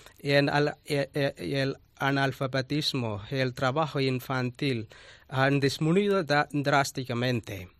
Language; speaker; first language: Spanish; non-native, fluent; Tamil